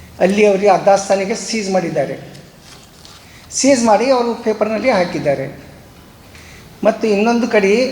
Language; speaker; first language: Kannada; non-native, local second language; Lambadi